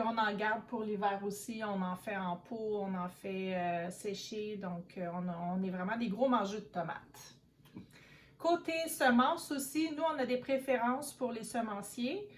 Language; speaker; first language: French; native; French